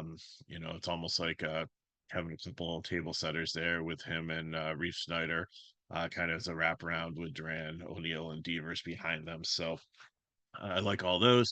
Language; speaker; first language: English; native; English